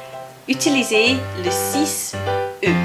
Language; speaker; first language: French; non-native, learner; English